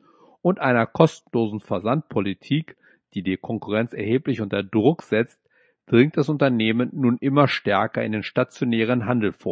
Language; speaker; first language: German; native; German